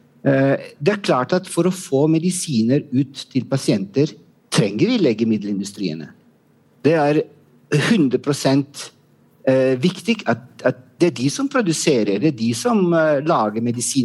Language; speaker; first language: Norwegian; non-native, fluent; Italian